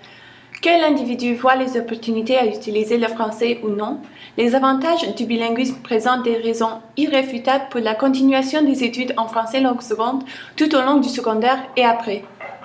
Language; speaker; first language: French; non-native, local second language; English